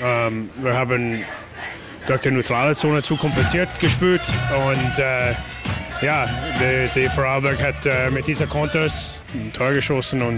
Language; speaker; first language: German; non-native, fluent; English